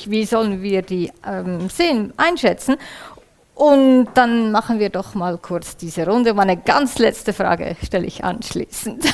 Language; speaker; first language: German; native; German